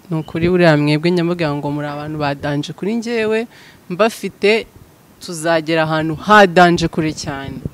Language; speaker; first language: Kinyarwanda; native; Kinyarwanda